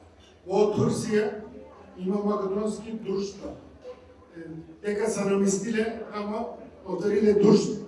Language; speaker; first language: Macedonian; early bilingual, heritage; Macedonian